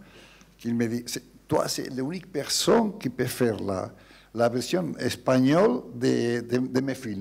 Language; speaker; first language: French; non-native, learner; Spanish